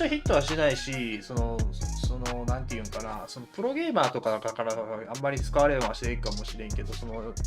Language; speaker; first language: Japanese; native; Japanese